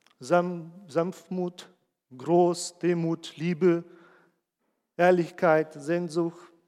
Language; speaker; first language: German; non-native, fluent; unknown